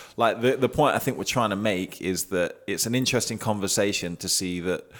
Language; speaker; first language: English; native; English